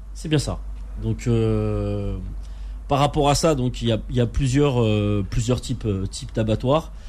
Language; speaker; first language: French; native; French